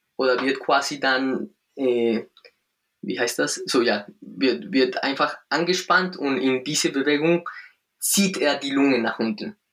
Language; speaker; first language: German; non-native, fluent; Spanish